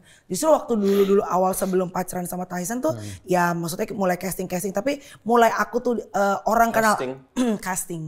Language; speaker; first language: Indonesian; native; Indonesian